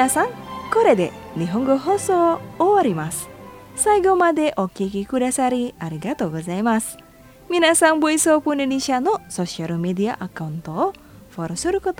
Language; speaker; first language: Japanese; non-native, fluent; Indonesian